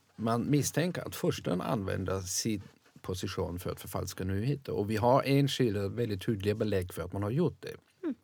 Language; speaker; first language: Swedish; non-native, fluent; German